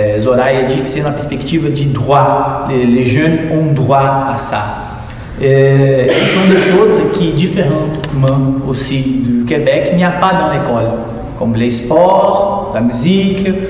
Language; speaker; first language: French; non-native, fluent; Portuguese